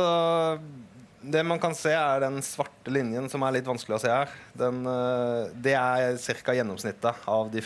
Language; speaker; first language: Norwegian; native; Norwegian